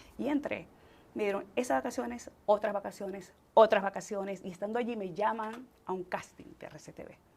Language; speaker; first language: Spanish; native; Spanish